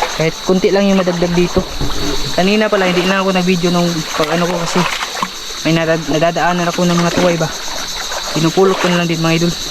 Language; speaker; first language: Filipino; native; Filipino